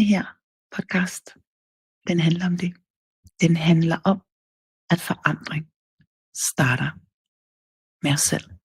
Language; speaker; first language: Danish; native; Danish